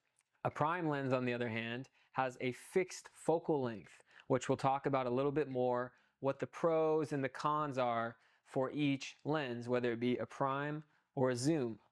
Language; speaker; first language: English; native; English